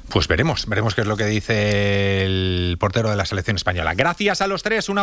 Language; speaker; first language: Spanish; native; Spanish